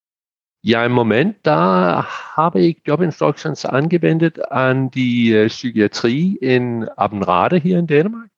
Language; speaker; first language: German; non-native, fluent; Danish